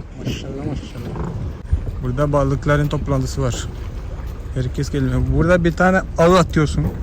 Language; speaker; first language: Turkish; non-native, fluent; Malayalam